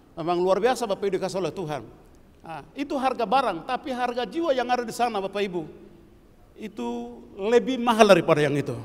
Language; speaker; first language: Indonesian; non-native, local second language; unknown